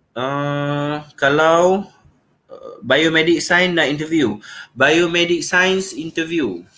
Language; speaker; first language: Malay; native; Malay